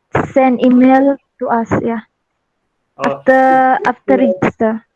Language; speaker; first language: English; non-native, learner; Malay